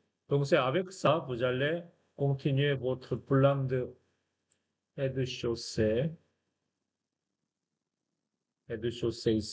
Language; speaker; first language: French; non-native, fluent; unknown